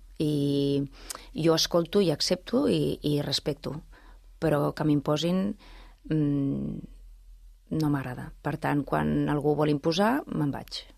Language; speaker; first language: Catalan; non-native, local second language; Spanish